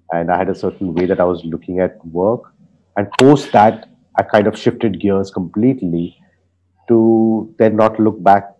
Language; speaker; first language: English; non-native, local second language; Hindi